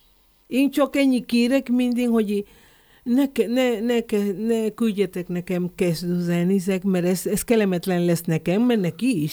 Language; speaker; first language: Hungarian; non-native, learner; Spanish